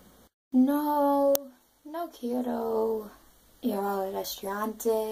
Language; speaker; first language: Spanish; non-native, learner; English